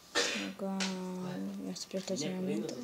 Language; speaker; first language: Spanish; native; Spanish